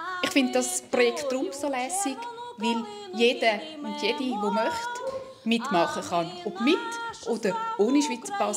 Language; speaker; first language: German; non-native, fluent; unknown